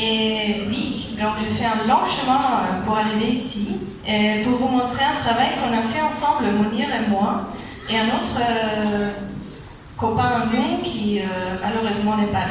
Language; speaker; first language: French; non-native, fluent; German